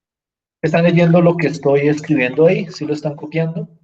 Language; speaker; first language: Spanish; native; Spanish